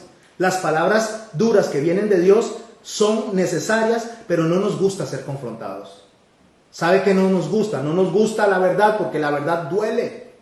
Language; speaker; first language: Spanish; native; Spanish